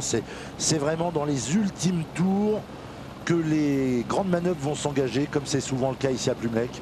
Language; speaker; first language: French; native; French